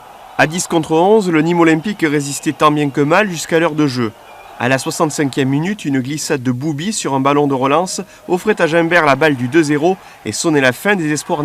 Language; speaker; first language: French; native; French